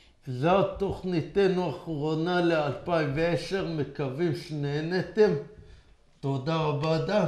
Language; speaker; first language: Hebrew; native; Hebrew